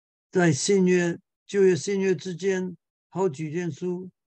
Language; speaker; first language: Chinese; non-native, fluent; English